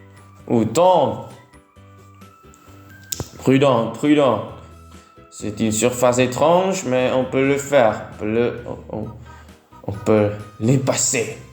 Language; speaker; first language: French; non-native, learner; Vietnamese